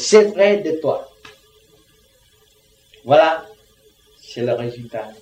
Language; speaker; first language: French; non-native, learner; Vietnamese